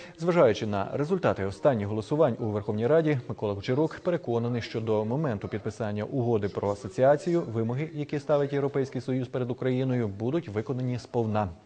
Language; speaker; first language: Ukrainian; native; Ukrainian